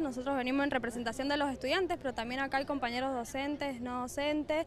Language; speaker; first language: Spanish; native; Spanish